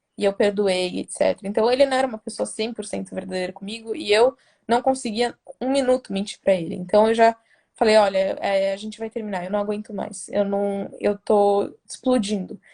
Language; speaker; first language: Portuguese; native; Portuguese